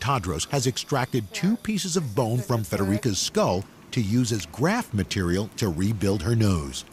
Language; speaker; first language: English; native; English